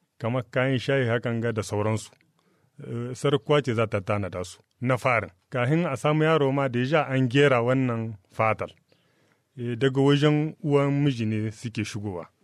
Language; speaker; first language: Hausa; non-native, local second language; Tamasheq